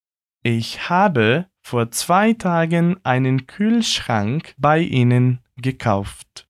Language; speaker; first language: German; non-native, fluent; Portuguese